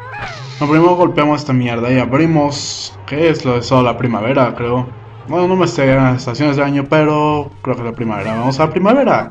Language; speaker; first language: Spanish; native; Spanish